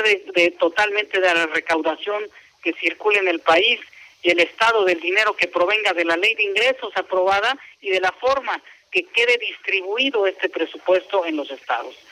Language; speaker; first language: Spanish; native; Spanish